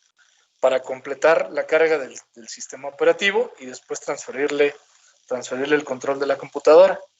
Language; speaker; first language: Spanish; native; Spanish